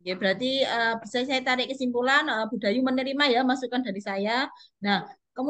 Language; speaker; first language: Indonesian; native; Indonesian